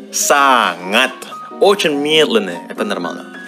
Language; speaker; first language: Russian; non-native, learner; Indonesian